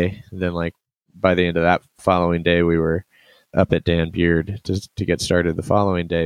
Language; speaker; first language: English; native; English